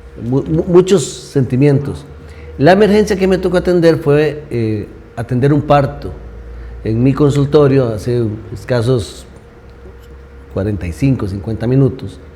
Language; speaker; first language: Spanish; native; Spanish